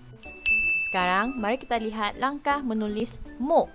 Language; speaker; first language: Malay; non-native, local second language; Chinese